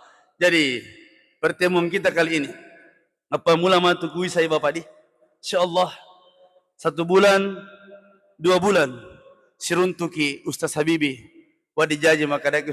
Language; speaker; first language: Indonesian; non-native, local second language; Buginese